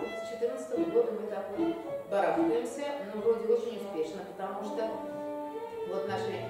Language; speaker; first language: Russian; native; Russian